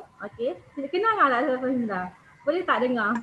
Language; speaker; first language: Malay; native; Malay